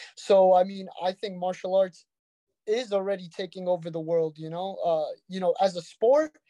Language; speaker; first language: English; native; English